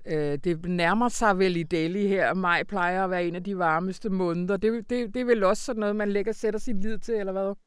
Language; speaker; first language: Danish; native; Danish